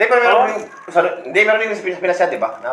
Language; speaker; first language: Filipino; non-native, local second language; Hiligaynon